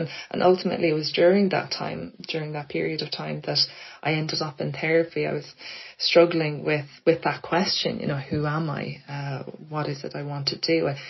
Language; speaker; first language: English; native; English